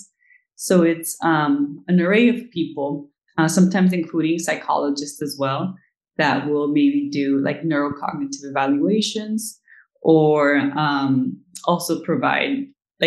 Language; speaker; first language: English; native; English